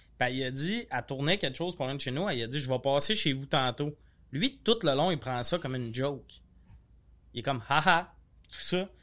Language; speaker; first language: French; native; French